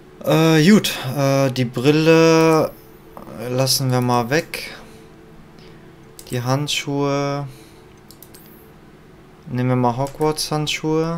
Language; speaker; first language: German; native; German